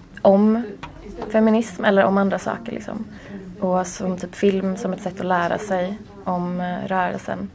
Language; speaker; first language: Swedish; native; Swedish